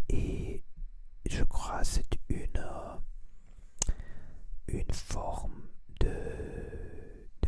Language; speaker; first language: French; non-native, learner; Spanish